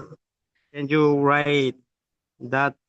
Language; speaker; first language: English; non-native, learner; Spanish